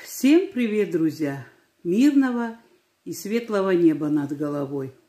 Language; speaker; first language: Russian; non-native, local second language; Georgian